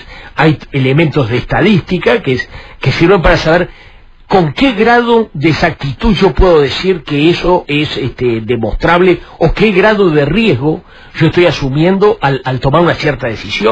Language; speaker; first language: Spanish; native; Spanish